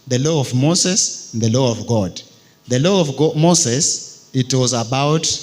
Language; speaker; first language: English; non-native, local second language; Swahili